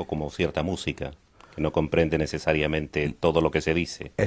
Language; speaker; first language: Spanish; native; Spanish